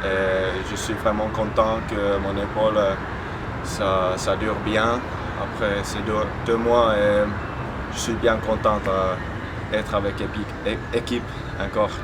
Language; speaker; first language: French; non-native, fluent; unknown